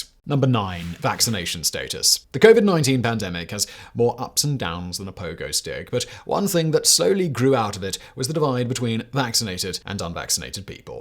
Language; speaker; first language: English; native; English